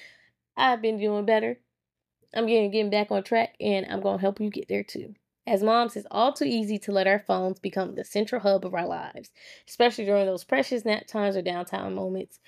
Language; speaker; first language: English; native; English